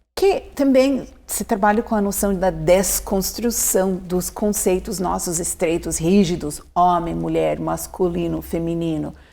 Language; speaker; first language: Portuguese; non-native, fluent; English